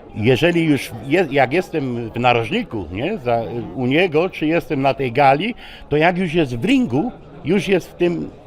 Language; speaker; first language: Polish; native; Polish